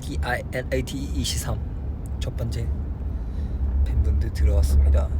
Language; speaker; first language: Korean; non-native, fluent; Chinese